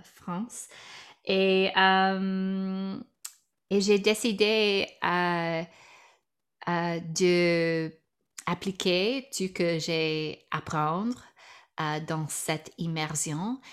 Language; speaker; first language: French; non-native, learner; English